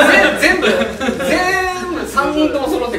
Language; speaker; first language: Japanese; native; Japanese